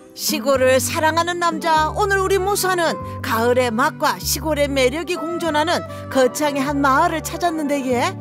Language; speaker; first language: Korean; native; Korean